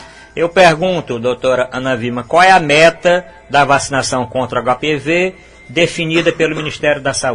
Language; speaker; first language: Portuguese; native; Portuguese